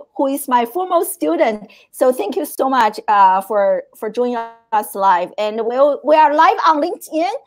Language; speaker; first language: English; non-native, fluent; Chinese